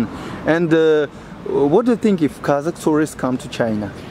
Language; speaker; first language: English; non-native, fluent; Russian